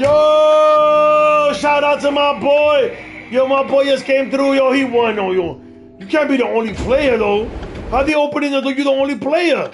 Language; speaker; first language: English; early bilingual, other home language; Spanish